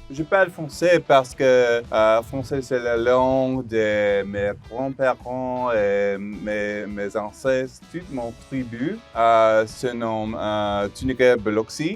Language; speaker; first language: French; non-native, local second language; English